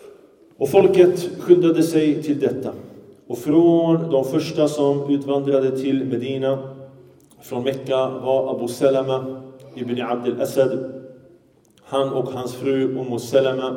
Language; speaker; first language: Swedish; early bilingual, other home language; Arabic